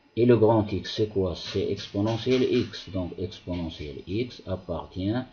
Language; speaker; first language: French; non-native, local second language; Arabic